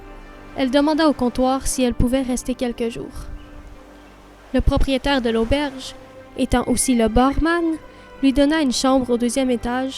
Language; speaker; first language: French; native; French